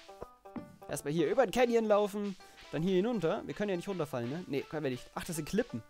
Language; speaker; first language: German; native; German